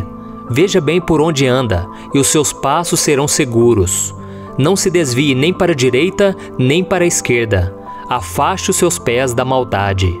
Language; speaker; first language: Portuguese; native; Portuguese